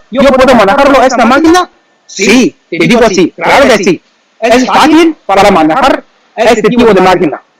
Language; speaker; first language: Spanish; non-native, learner; Chinese